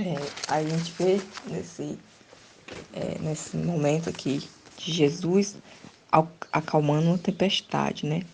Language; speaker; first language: Portuguese; native; Portuguese